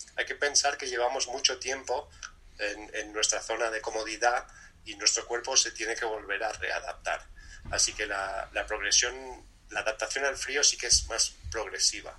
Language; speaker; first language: Spanish; early bilingual, other home language; English